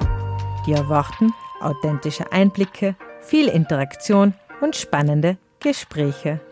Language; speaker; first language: German; native; German